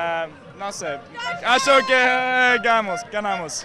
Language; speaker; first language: Portuguese; non-native, learner; Spanish